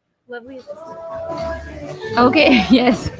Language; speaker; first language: English; non-native, fluent; Greek